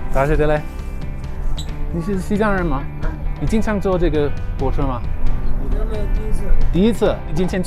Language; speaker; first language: Chinese; non-native, fluent; English